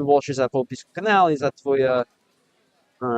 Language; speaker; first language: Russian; non-native, learner; English